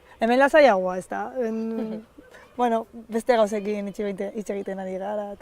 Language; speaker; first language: Basque; non-native, learner; Spanish